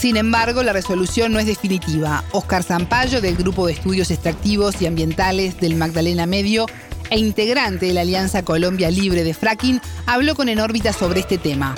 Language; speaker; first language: Spanish; native; Spanish